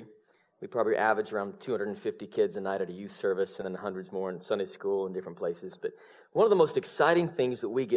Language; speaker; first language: English; native; English